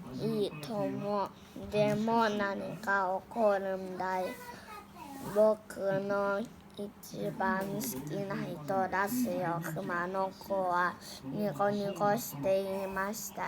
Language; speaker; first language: Japanese; non-native, learner; Thai